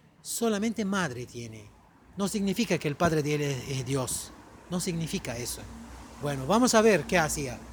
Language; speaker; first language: Spanish; non-native, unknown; Arabic